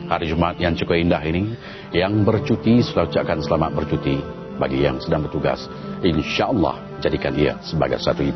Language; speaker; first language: Malay; native; Malay